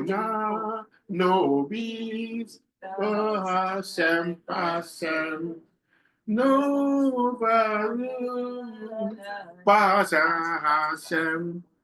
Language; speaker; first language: Portuguese; non-native, learner; Papiamento